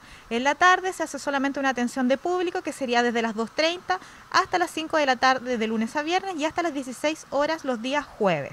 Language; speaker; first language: Spanish; native; Spanish